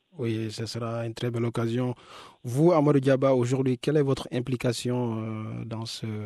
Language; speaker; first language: French; non-native, local second language; Wolof